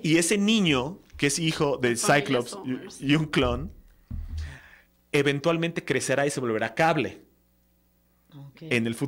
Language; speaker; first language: Spanish; native; Spanish